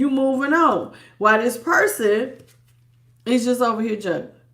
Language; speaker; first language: English; native; English